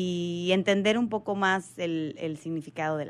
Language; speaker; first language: Spanish; native; Spanish